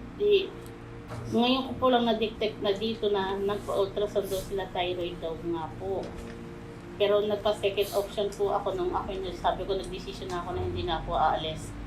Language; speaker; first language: Filipino; native; Filipino